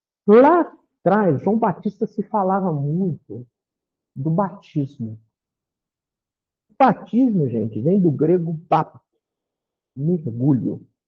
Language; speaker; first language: Portuguese; native; Portuguese